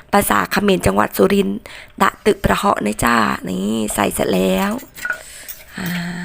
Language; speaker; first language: Thai; non-native, local second language; Northern Khmer